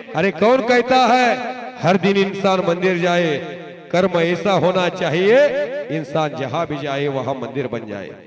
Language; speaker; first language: Hindi; non-native, local second language; Marathi